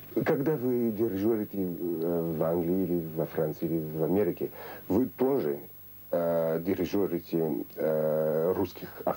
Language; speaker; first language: Russian; non-native, fluent; French